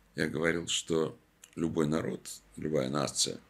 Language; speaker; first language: Russian; native; Russian